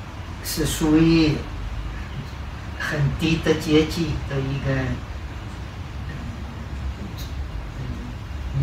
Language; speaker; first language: Chinese; non-native, fluent; Czech